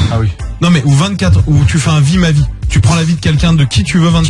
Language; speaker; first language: French; native; French